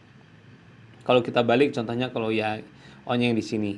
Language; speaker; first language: Indonesian; native; Indonesian